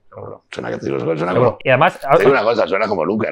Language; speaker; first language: Spanish; native; Spanish